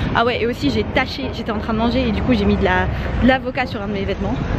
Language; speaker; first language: French; native; French